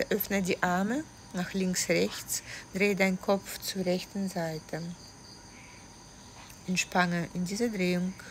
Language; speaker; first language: German; non-native, fluent; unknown